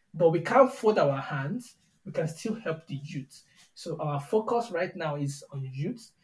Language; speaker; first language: English; non-native, local second language; Yoruba